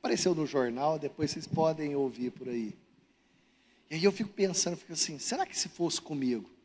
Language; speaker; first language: Portuguese; native; Portuguese